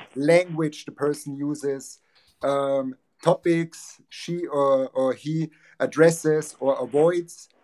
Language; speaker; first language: English; non-native, fluent; German